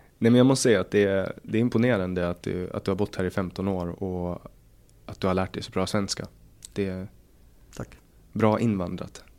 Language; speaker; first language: Swedish; native; Swedish